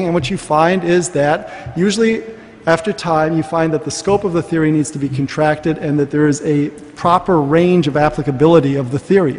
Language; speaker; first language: English; native; English